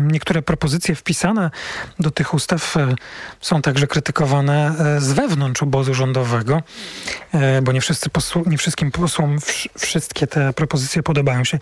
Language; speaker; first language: Polish; native; Polish